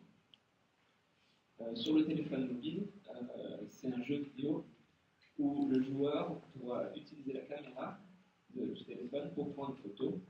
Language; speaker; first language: French; native; French